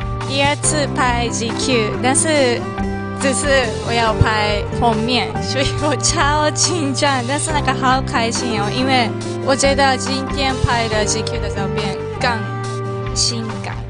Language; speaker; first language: Chinese; non-native, fluent; Japanese